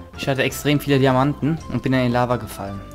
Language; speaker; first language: German; native; German